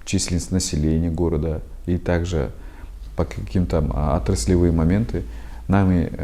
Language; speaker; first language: Russian; non-native, local second language; Kazakh